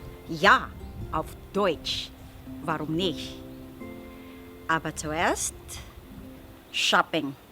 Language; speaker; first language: German; non-native, learner; Filipino